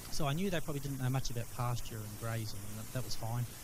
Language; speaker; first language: English; native; English